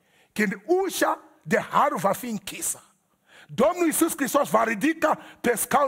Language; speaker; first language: Romanian; non-native, learner; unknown